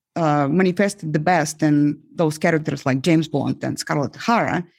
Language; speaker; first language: English; non-native, fluent; Uzbek